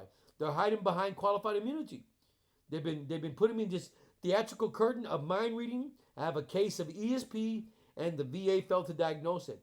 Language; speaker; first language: English; native; English